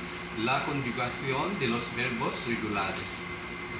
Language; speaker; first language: Spanish; non-native, fluent; Filipino